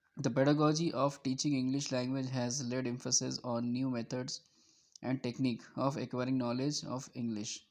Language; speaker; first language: Urdu; native; Urdu